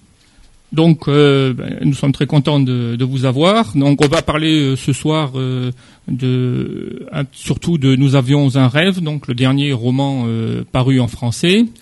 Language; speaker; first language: French; native; French